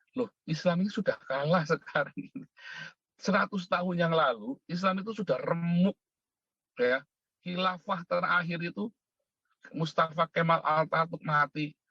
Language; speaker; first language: Indonesian; native; Indonesian